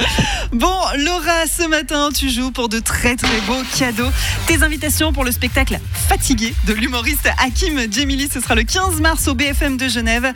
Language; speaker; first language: French; native; French